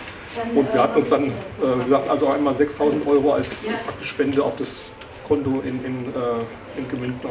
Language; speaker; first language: German; native; German